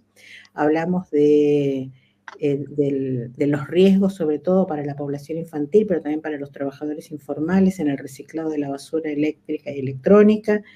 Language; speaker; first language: Spanish; native; Spanish